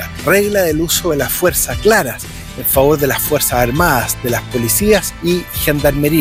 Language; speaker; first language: Spanish; native; Spanish